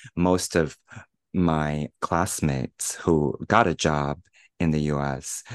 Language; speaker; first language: English; non-native, fluent; Chinese